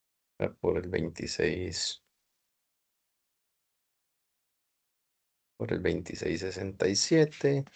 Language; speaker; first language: Spanish; native; Spanish